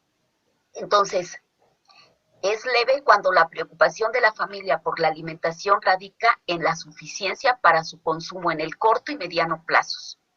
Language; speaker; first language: Spanish; native; Spanish